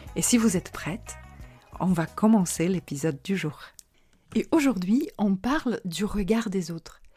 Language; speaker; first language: French; non-native, fluent; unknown